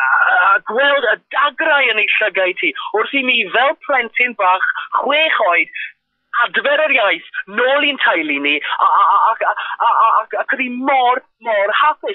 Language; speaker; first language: Welsh; non-native, local second language; English